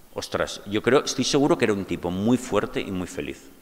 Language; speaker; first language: Spanish; native; Spanish